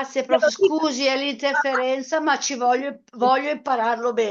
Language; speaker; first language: Italian; native; Italian